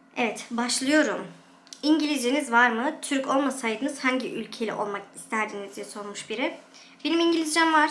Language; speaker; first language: Turkish; early bilingual, heritage; Turkish